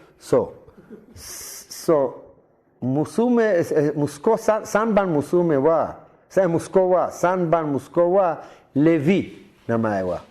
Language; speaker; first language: Japanese; non-native, learner; Hebrew